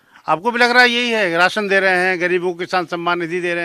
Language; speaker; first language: Hindi; native; Hindi